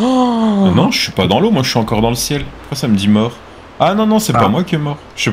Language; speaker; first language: French; native; French